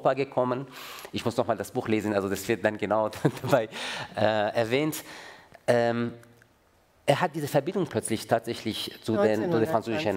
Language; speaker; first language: German; non-native, fluent; Persian